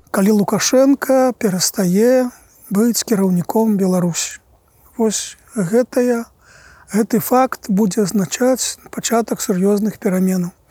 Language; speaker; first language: Belarusian; native; Belarusian